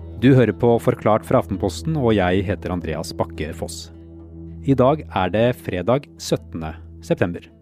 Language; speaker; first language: Norwegian; native; Norwegian